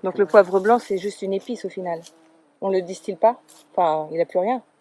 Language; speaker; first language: French; native; French